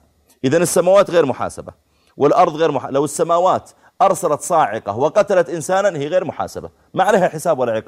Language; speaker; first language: Arabic; native; Arabic